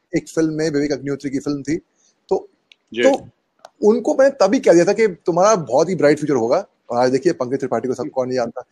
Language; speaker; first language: Hindi; native; Hindi